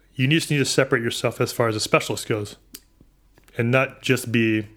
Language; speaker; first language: English; native; English